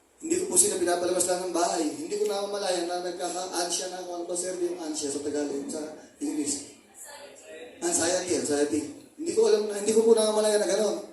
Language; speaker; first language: Filipino; native; Filipino